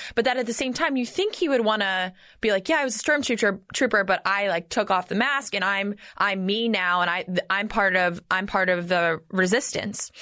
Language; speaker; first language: English; native; English